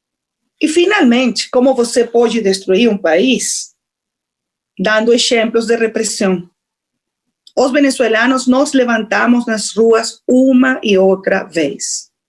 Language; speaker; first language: Portuguese; non-native, fluent; Spanish